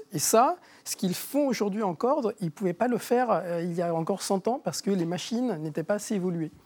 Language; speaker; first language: French; native; French